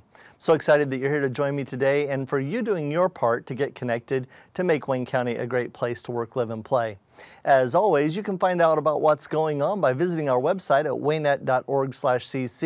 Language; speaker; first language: English; native; English